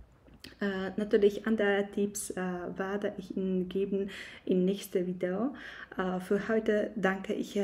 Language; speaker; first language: German; non-native, fluent; Polish